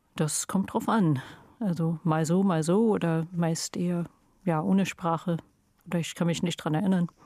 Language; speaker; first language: German; non-native, fluent; English